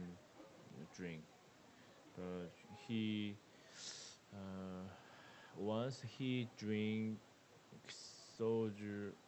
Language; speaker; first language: English; non-native, learner; Korean